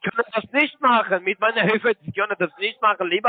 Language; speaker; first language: German; non-native, learner; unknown